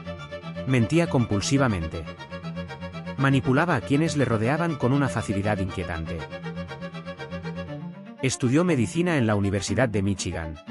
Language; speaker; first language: Spanish; native; Spanish